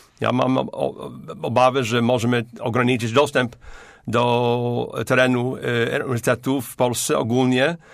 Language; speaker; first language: Polish; non-native, fluent; English